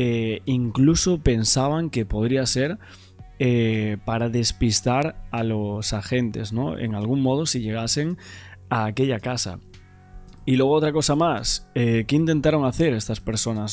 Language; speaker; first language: Spanish; native; Spanish